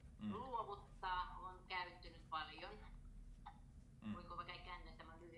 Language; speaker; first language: Finnish; non-native, learner; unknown